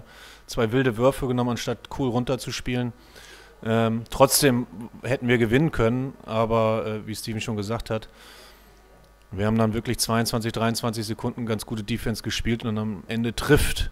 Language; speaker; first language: German; native; German